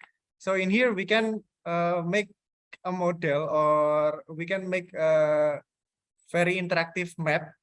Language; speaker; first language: English; non-native, fluent; Indonesian